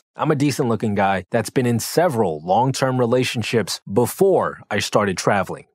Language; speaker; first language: English; native; English